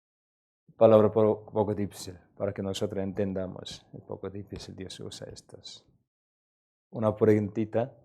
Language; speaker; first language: Spanish; non-native, learner; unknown